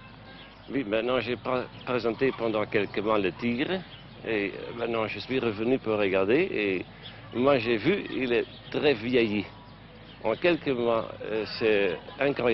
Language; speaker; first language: French; non-native, fluent; Dutch